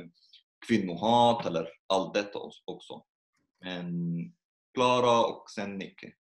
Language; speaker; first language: Swedish; non-native, fluent; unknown